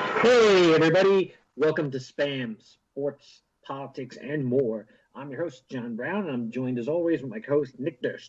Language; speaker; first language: English; native; English